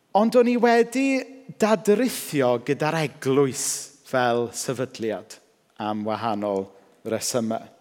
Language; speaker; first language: Welsh; native; Welsh